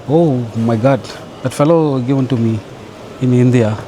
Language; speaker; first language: English; non-native, local second language; Tamil